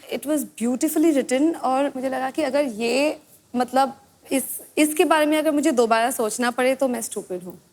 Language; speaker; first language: Hindi; non-native, local second language; Assamese